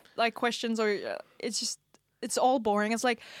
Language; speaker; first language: English; non-native, fluent; Danish